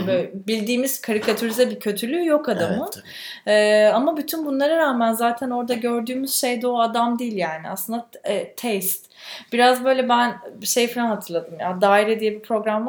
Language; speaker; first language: Turkish; native; Turkish